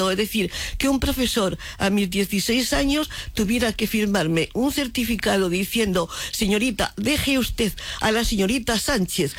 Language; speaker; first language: Spanish; native; Spanish